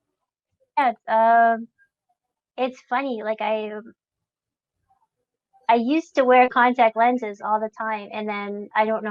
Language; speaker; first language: English; non-native, local second language; French